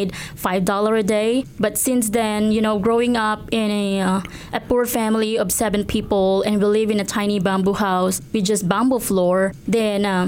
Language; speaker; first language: English; non-native, local second language; Cebuano